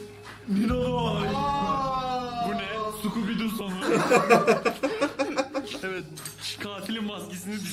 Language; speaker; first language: Turkish; native; Turkish